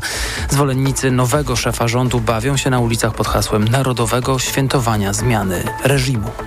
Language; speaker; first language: Polish; native; Polish